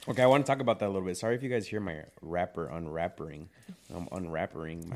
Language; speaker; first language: English; early bilingual, other home language; Spanish